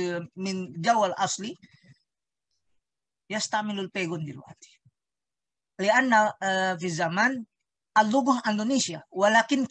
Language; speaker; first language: Arabic; non-native, learner; Indonesian